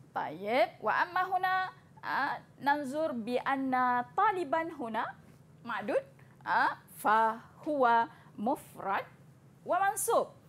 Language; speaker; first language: Arabic; non-native, fluent; Malay